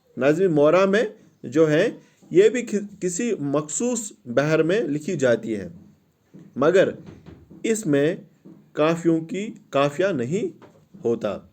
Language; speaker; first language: Urdu; non-native, local second language; Kashmiri